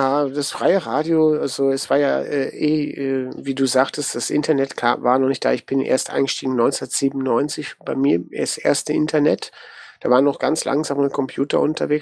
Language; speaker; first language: German; native; German